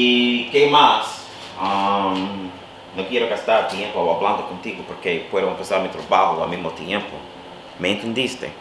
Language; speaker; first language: Spanish; non-native, learner; English